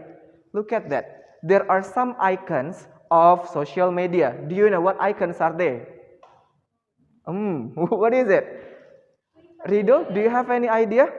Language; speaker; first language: English; non-native, fluent; Indonesian